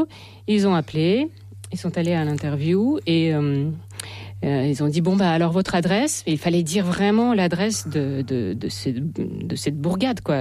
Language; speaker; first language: French; non-native, fluent; Russian